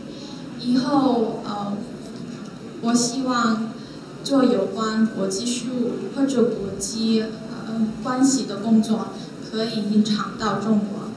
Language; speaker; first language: Chinese; non-native, learner; Korean